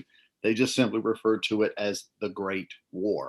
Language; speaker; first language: English; native; English